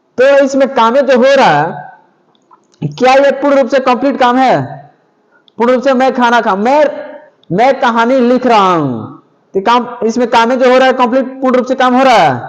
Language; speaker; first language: Hindi; native; Hindi